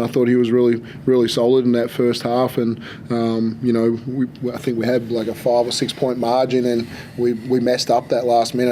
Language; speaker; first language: English; native; English